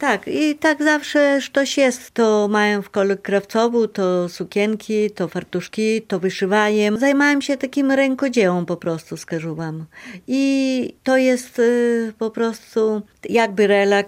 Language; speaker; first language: Polish; non-native, local second language; Belarusian